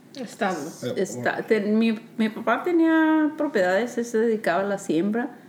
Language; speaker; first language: Spanish; native; Spanish